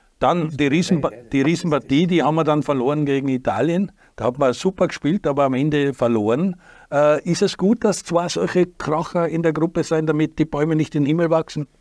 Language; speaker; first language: German; native; German